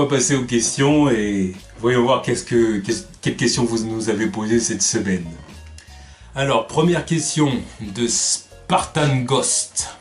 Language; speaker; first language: French; native; French